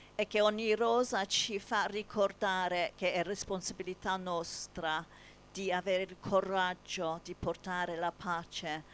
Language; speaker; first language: Italian; non-native, fluent; English